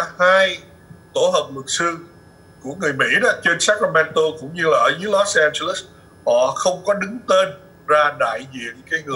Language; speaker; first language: Vietnamese; early bilingual, other home language; English